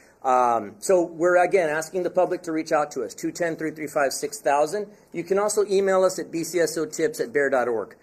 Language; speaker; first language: English; early bilingual, other home language; Spanish